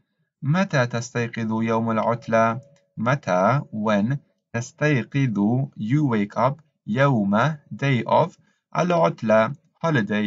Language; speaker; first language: Arabic; non-native, learner; English